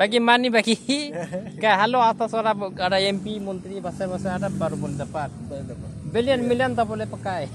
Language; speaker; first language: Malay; non-native, learner; Bangla